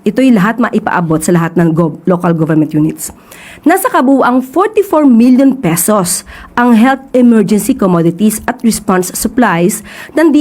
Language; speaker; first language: Filipino; native; Filipino